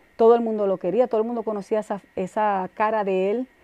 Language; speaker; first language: Spanish; native; Spanish